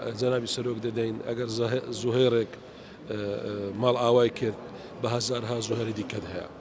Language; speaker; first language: Central Kurdish; non-native, local second language; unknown